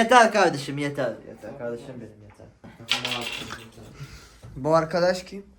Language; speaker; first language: Turkish; native; Turkish